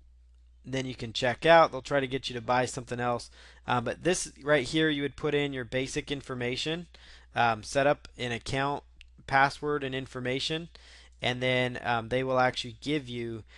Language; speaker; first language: English; native; English